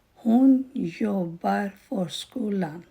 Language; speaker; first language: Swedish; non-native, fluent; Urdu